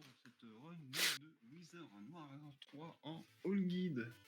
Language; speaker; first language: French; native; French